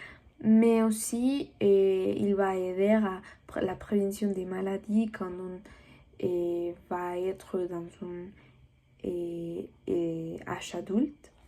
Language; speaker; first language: French; non-native, learner; Spanish